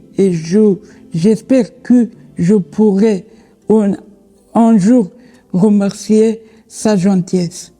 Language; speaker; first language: French; non-native, learner; Persian